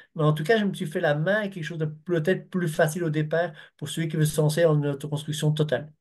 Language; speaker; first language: French; native; French